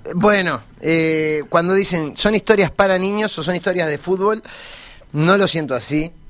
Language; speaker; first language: Spanish; native; Spanish